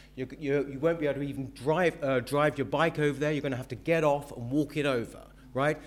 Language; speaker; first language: English; native; English